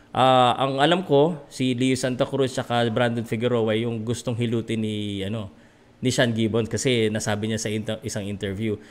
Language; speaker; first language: Filipino; native; Filipino